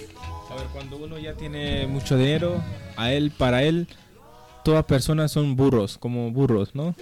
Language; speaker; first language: Spanish; non-native, learner; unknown